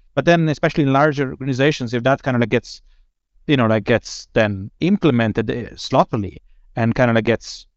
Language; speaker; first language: English; non-native, fluent; Slovenian